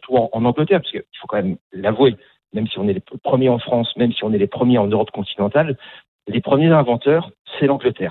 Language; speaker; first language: French; native; French